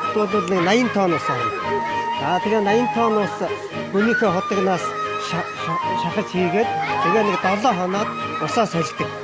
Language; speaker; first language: Mongolian; native; Mongolian